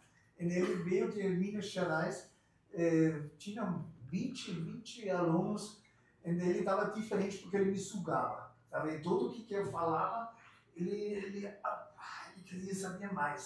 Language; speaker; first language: Portuguese; non-native, fluent; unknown